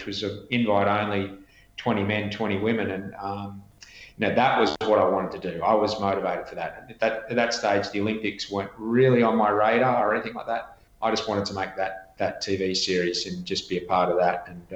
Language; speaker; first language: English; native; English